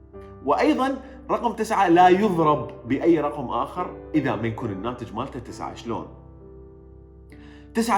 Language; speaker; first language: Arabic; native; Arabic